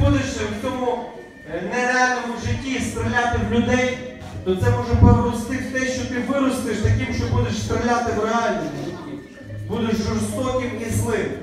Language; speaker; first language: Ukrainian; native; Ukrainian